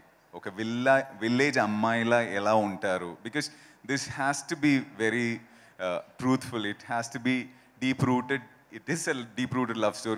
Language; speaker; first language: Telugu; non-native, fluent; Malayalam